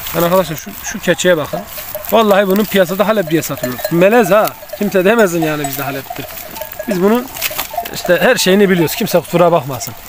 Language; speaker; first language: Turkish; native; Turkish